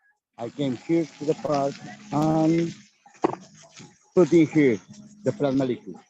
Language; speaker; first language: English; non-native, learner; Spanish